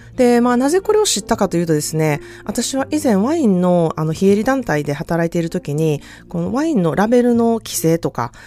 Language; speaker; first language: Japanese; native; Japanese